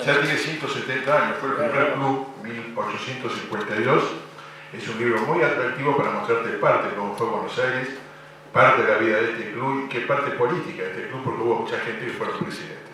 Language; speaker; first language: Spanish; native; Spanish